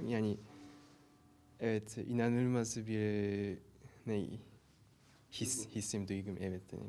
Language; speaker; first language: Turkish; non-native, learner; Japanese